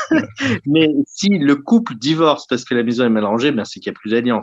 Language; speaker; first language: French; native; French